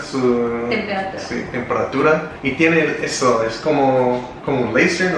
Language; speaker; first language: Spanish; non-native, learner; English